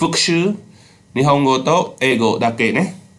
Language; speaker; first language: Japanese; non-native, learner; Khmer